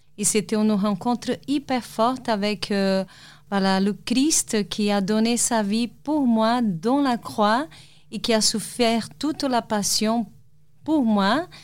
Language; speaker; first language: French; non-native, fluent; Portuguese